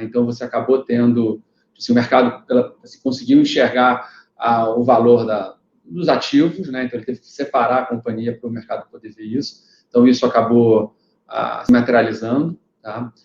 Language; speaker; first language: Portuguese; native; Portuguese